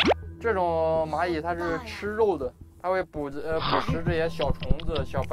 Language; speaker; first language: Chinese; native; Chinese